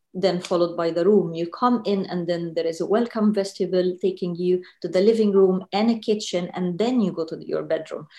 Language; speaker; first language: English; non-native, fluent; Arabic